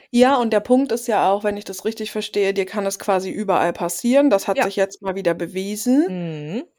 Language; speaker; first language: German; native; German